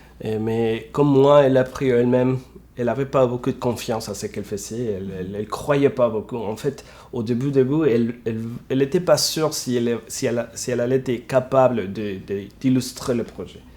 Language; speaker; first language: French; non-native, fluent; Spanish